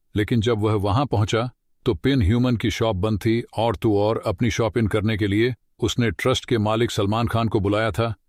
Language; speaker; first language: Hindi; native; Hindi